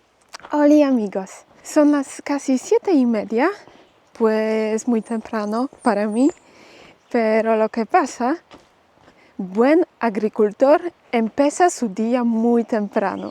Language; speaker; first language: Spanish; non-native, fluent; Polish